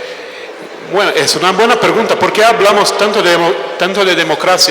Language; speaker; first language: Spanish; non-native, fluent; Portuguese